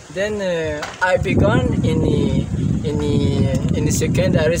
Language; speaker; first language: English; non-native, learner; Rundi